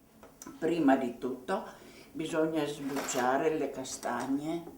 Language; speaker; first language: Italian; non-native, local second language; Slovenian